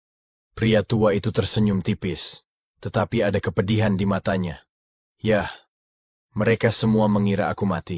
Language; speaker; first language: Indonesian; native; Indonesian